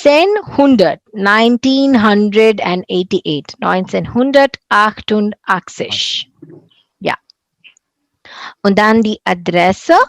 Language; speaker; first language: German; non-native, fluent; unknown